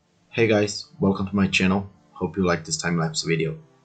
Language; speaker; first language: English; non-native, fluent; Portuguese